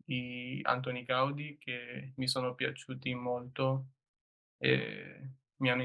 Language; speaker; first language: Italian; non-native, learner; English